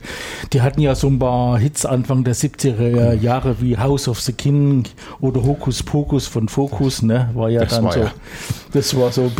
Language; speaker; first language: German; native; German